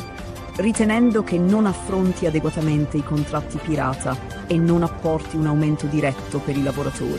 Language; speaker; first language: Italian; native; Italian